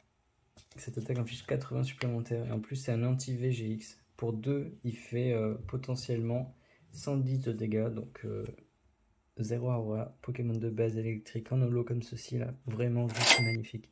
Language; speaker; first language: French; native; French